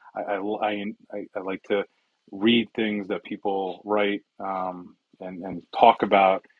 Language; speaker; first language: English; early bilingual, other home language; Italian